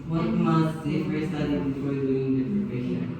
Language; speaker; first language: English; non-native, learner; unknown